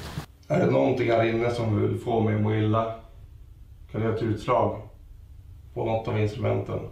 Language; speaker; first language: Swedish; native; Swedish